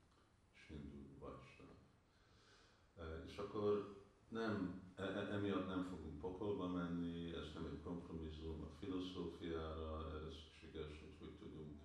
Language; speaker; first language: Hungarian; early bilingual, heritage; Hungarian